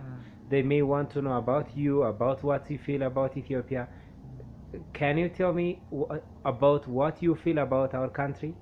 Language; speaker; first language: English; non-native, local second language; Amharic